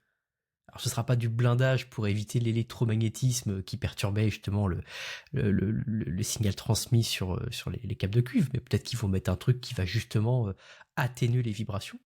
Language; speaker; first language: French; native; French